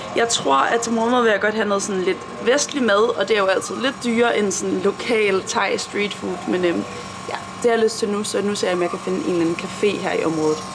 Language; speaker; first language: Danish; native; Danish